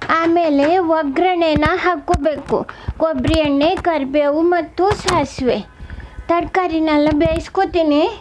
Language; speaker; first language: Kannada; non-native, local second language; Konkani